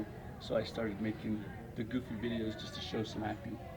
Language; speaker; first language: English; native; English